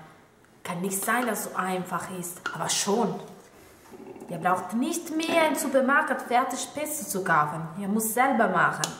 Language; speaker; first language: German; non-native, fluent; Italian